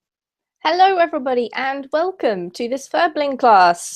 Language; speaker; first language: English; native; English